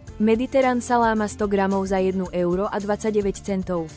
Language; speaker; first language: Slovak; native; Slovak